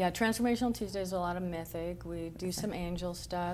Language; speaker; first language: English; native; English